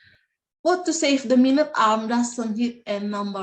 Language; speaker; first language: English; non-native, fluent; Indonesian